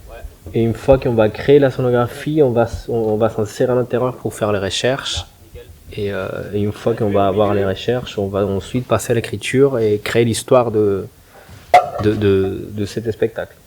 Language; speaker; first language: French; non-native, fluent; Spanish